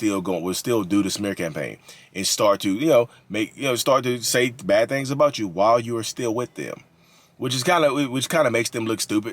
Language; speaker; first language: English; native; English